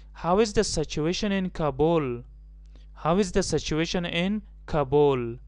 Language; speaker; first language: English; non-native, fluent; Persian